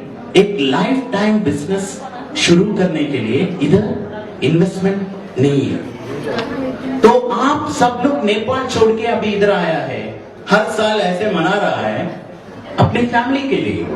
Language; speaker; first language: Hindi; non-native, fluent; Bangla